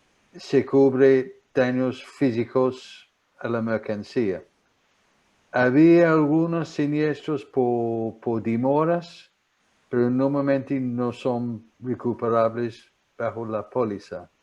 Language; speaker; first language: Spanish; non-native, fluent; English